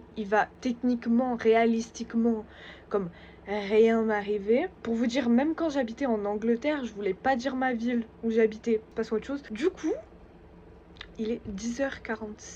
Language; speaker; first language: French; native; French